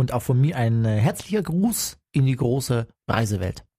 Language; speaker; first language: German; native; German